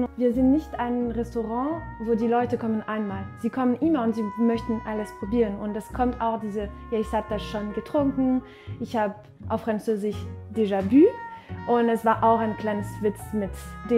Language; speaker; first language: German; non-native, fluent; French